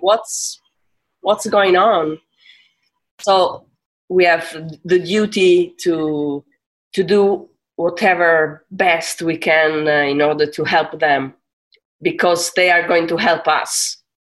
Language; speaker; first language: English; non-native, fluent; Italian